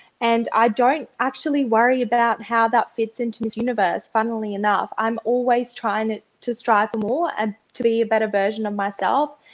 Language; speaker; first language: English; early bilingual, other home language; Russian